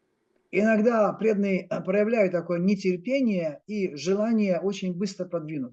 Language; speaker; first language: Russian; native; Russian